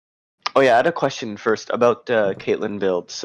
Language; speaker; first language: English; native; English